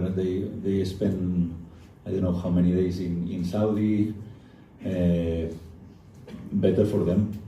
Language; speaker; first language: English; non-native, fluent; Spanish